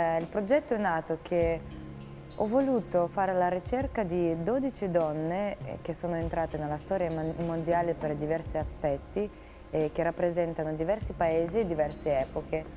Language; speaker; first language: Italian; non-native, fluent; Russian